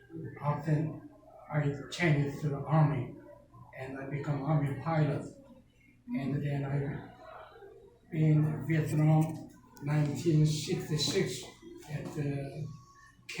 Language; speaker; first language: English; non-native, learner; Korean